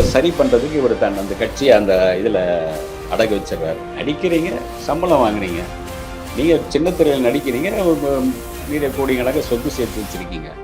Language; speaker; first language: Tamil; native; Tamil